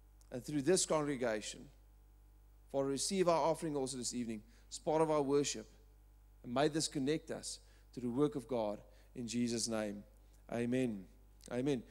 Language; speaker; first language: English; non-native, local second language; Afrikaans